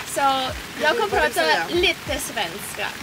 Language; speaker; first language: Swedish; early bilingual, heritage; Swedish